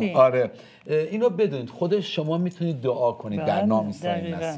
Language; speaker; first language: Persian; native; Persian